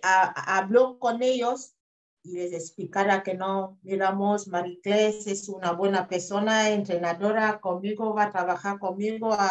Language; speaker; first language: Spanish; non-native, fluent; French